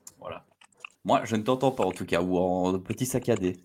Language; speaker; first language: French; native; French